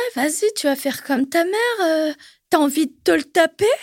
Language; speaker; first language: French; native; French